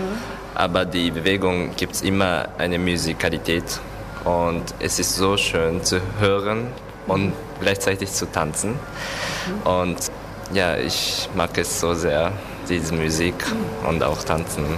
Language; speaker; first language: German; non-native, learner; Japanese